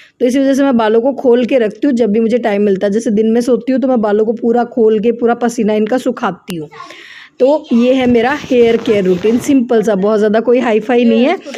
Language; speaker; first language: Hindi; native; Hindi